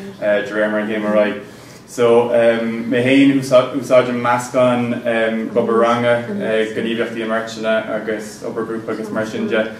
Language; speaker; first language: Irish; native; Irish